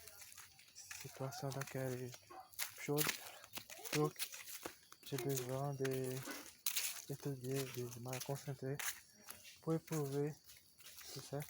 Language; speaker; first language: French; non-native, learner; Portuguese